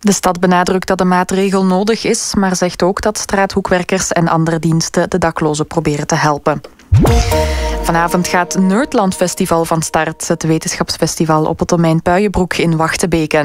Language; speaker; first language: Dutch; native; Dutch